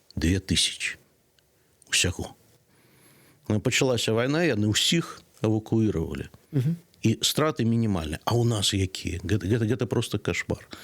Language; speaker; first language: Belarusian; native; Belarusian